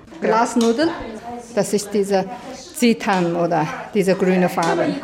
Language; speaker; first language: German; non-native, learner; Chinese